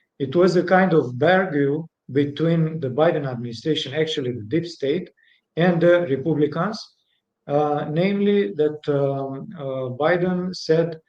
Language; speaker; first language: English; non-native, fluent; Romanian